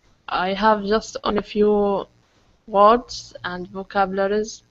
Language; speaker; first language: English; non-native, learner; Arabic